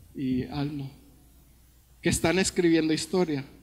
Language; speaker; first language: Spanish; early bilingual, heritage; Spanish